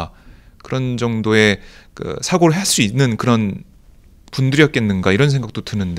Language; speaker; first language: Korean; native; Korean